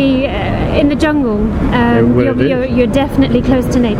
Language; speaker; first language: English; native; English